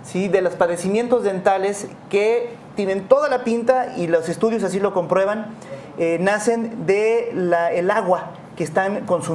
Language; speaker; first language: Spanish; native; Spanish